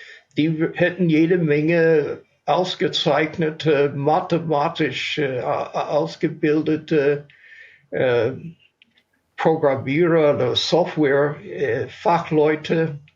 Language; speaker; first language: German; non-native, fluent; English